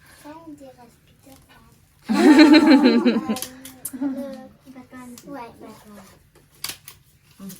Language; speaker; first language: French; native; French